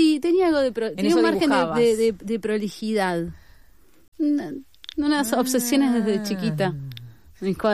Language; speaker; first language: Spanish; native; Spanish